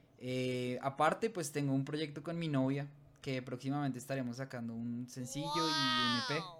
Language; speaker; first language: Spanish; native; Spanish